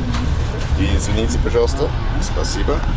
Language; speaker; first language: Russian; non-native, learner; English